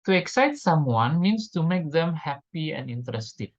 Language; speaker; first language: English; non-native, fluent; Indonesian